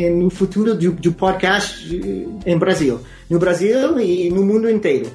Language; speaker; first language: Portuguese; non-native, fluent; English